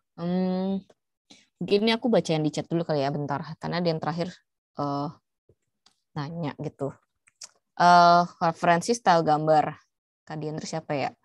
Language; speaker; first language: Indonesian; native; Indonesian